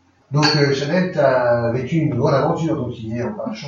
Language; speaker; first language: French; native; French